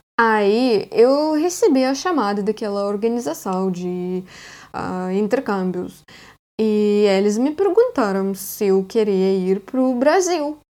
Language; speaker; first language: Portuguese; non-native, fluent; Russian